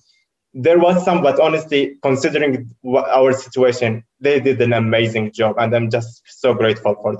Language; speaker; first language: English; non-native, fluent; Arabic